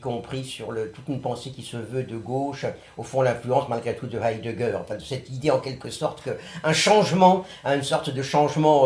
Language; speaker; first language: French; native; French